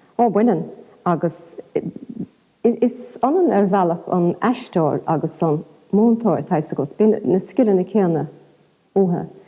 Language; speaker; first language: Irish; non-native, local second language; English